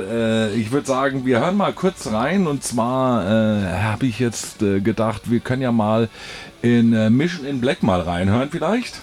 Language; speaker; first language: German; native; German